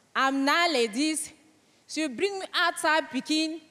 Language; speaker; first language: English; non-native, local second language; French